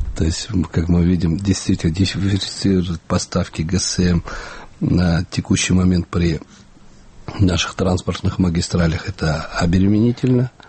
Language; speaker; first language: Russian; non-native, local second language; Kyrgyz